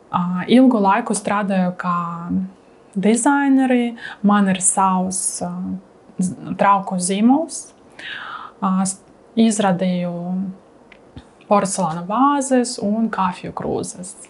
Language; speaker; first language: Latvian; non-native, learner; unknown